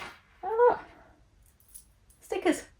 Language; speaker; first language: English; native; English